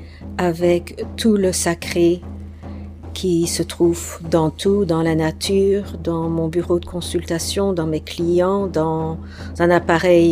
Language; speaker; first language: French; non-native, fluent; English